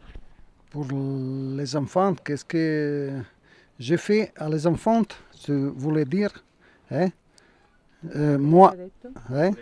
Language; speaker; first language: French; non-native, learner; Italian